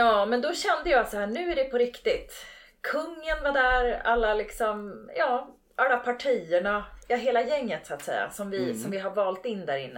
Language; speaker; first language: Swedish; native; Swedish